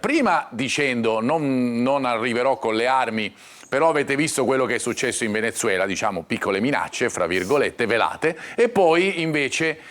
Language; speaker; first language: Italian; native; Italian